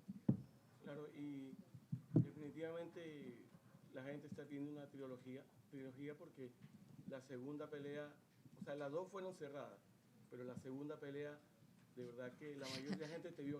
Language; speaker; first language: Spanish; native; Spanish